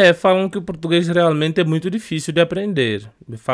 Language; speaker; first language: Portuguese; non-native, fluent; Upper Guinea Crioulo